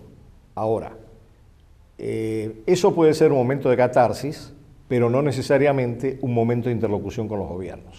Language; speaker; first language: Spanish; native; Spanish